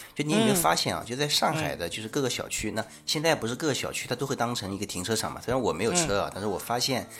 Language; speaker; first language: Chinese; native; Chinese